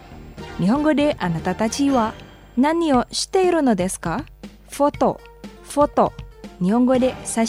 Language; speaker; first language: Japanese; non-native, fluent; Indonesian